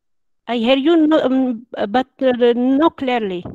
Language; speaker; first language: English; non-native, learner; Arabic